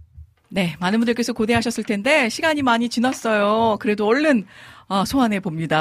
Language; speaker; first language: Korean; native; Korean